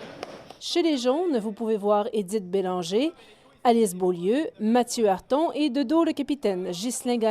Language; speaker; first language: French; native; French